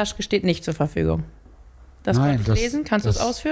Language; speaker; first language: German; native; German